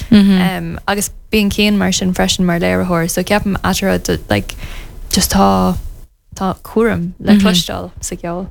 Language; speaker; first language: Irish; native; Irish